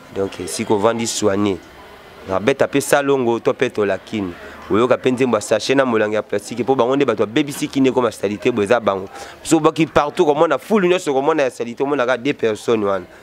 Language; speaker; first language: Lingala; native; Lingala